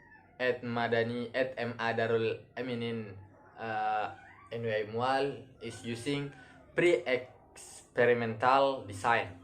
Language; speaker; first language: English; non-native, learner; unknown